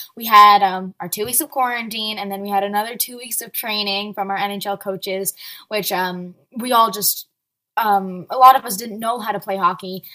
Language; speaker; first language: English; early bilingual, other home language; Arabic